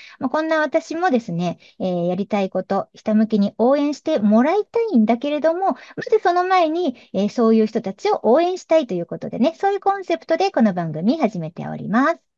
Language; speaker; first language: Japanese; native; Japanese